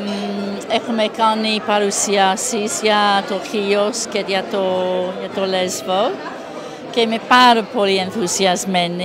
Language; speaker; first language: Greek; non-native, learner; English